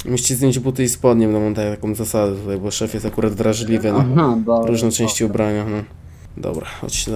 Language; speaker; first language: Polish; native; Polish